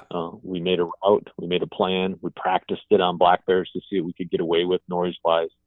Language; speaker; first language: English; native; English